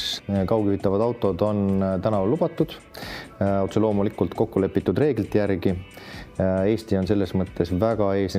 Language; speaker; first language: Estonian; native; Estonian